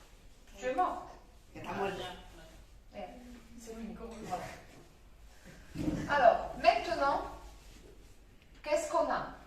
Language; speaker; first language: French; non-native, fluent; Spanish